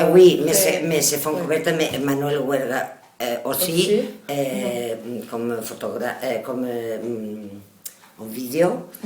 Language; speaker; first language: French; non-native, learner; Catalan